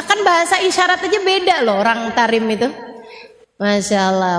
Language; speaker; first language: Indonesian; native; Indonesian